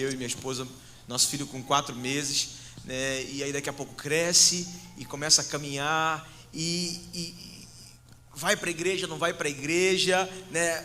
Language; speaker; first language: Portuguese; native; Portuguese